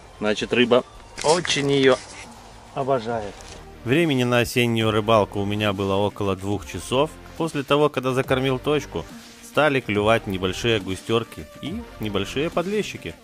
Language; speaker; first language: Russian; native; Russian